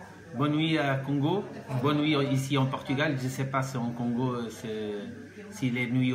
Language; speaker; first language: French; non-native, learner; Portuguese